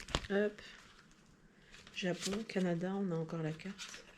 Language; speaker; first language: French; native; French